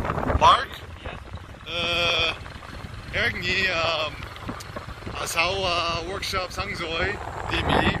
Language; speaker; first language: Vietnamese; non-native, learner; English